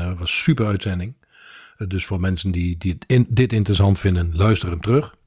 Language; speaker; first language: Dutch; native; Dutch